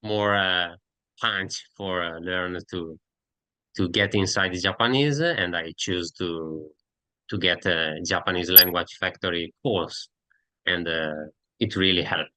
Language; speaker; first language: English; non-native, learner; Italian